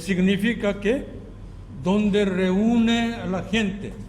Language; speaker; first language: Spanish; non-native, learner; Korean